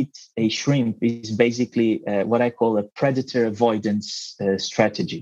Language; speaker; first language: English; non-native, fluent; Portuguese